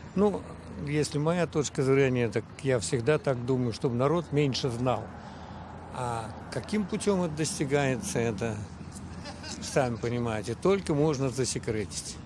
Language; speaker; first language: Russian; native; Russian